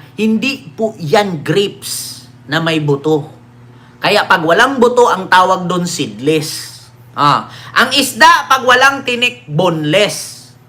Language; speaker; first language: Filipino; non-native, local second language; Cebuano